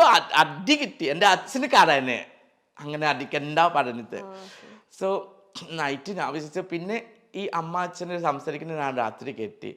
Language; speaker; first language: Malayalam; non-native, local second language; Assamese